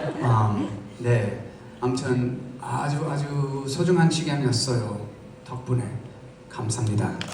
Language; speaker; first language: Korean; non-native, fluent; English